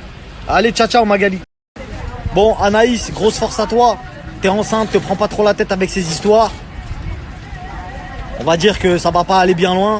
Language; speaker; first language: French; native; French